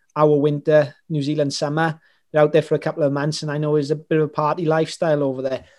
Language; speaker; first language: English; native; English